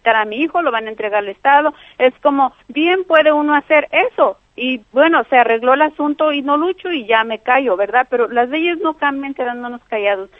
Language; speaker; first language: Spanish; native; Spanish